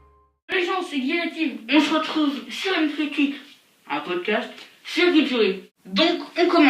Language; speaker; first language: French; native; French